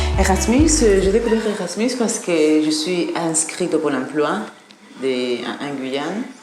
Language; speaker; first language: French; non-native, fluent; Spanish